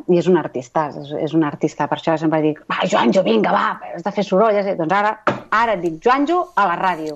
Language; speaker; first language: Catalan; native; Catalan